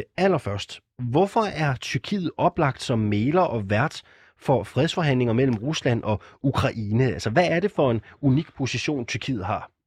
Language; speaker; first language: Danish; native; Danish